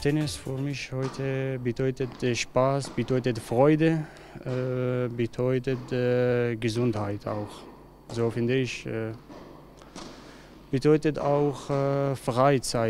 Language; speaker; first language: German; non-native, learner; Arabic